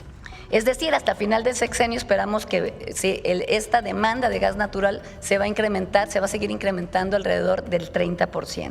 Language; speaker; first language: Spanish; native; Spanish